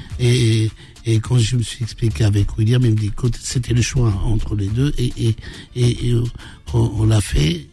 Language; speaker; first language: French; non-native, local second language; Arabic